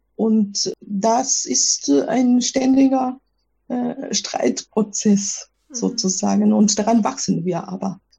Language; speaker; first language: German; non-native, fluent; Japanese